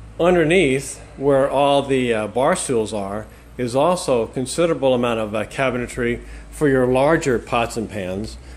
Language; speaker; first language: English; native; English